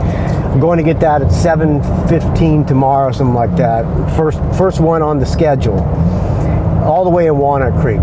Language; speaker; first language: English; native; English